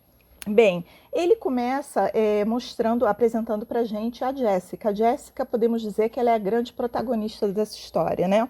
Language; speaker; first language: Portuguese; native; Portuguese